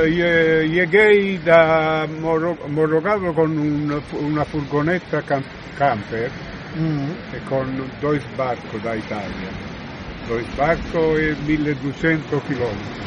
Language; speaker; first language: Spanish; non-native, learner; Italian